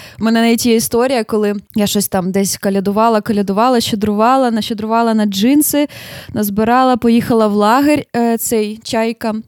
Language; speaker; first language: Ukrainian; native; Ukrainian